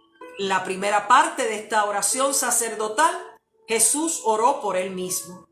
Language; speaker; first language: Spanish; native; Spanish